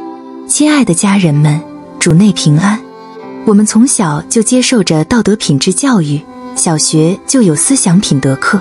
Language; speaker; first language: Chinese; native; Chinese